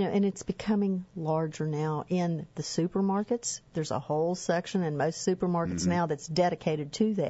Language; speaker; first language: English; native; English